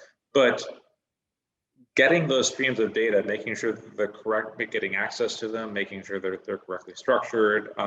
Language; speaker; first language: English; native; English